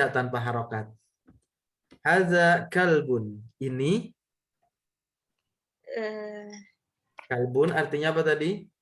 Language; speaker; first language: Indonesian; native; Indonesian